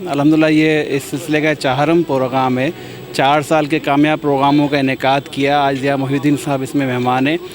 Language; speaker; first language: Urdu; native; Urdu